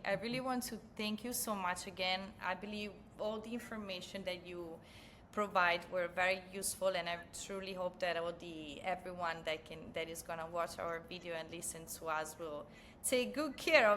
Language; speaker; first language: English; non-native, fluent; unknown